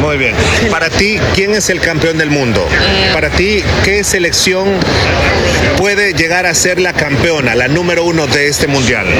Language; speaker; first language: Spanish; native; Spanish